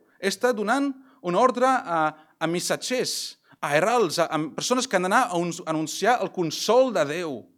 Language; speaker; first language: Catalan; non-native, local second language; Spanish